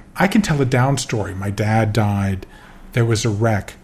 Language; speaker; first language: English; native; English